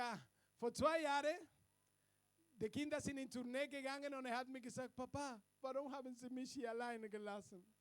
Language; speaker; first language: German; non-native, fluent; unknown